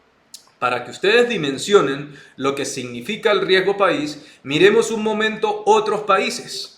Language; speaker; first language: Spanish; native; Spanish